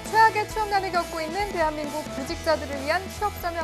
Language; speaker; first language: Korean; native; Korean